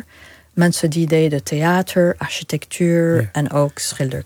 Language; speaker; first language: Dutch; non-native, fluent; Arabic